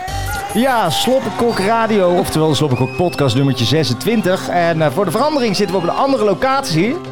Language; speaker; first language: Dutch; native; Dutch